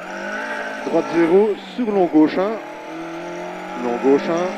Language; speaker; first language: French; native; French